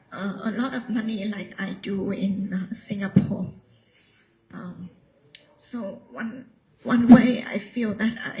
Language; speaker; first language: English; non-native, learner; Vietnamese